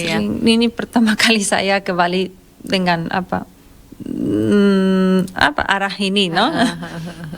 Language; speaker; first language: Indonesian; non-native, fluent; Spanish